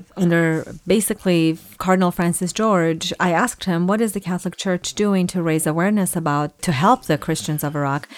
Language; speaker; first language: English; non-native, fluent; Persian